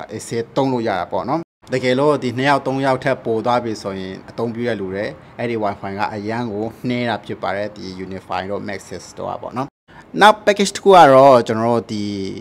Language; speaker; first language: Burmese; native; Burmese